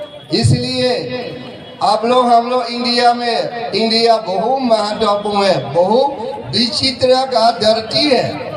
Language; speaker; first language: Hindi; non-native, learner; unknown